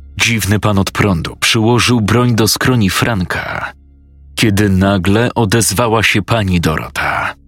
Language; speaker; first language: Polish; native; Polish